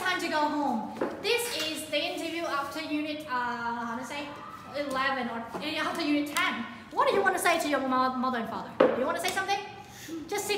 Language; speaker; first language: English; non-native, fluent; Vietnamese